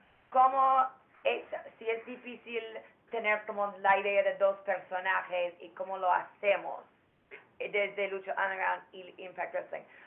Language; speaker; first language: Spanish; non-native, learner; English